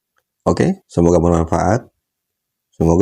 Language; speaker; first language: Indonesian; native; Indonesian